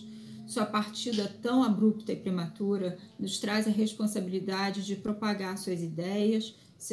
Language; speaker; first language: Portuguese; native; Portuguese